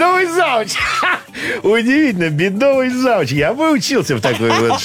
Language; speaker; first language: Russian; native; Russian